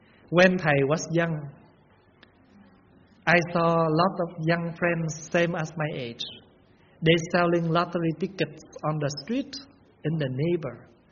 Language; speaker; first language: English; non-native, learner; Vietnamese